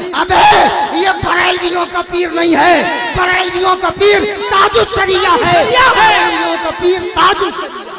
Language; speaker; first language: Urdu; native; Urdu